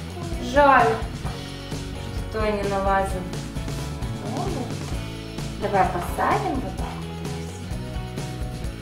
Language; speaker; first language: Russian; native; Russian